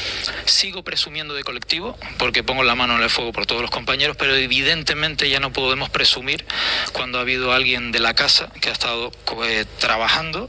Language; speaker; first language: Spanish; native; Spanish